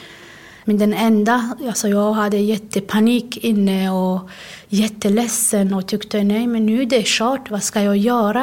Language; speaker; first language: Swedish; non-native, fluent; Somali